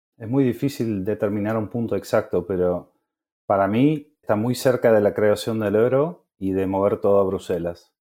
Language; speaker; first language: Spanish; non-native, fluent; Dutch